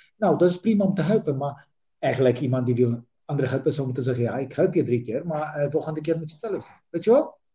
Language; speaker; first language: Dutch; non-native, fluent; Polish